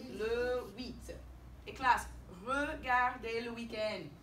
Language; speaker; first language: French; non-native, fluent; English